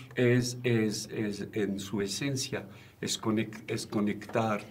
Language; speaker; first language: Spanish; non-native, fluent; French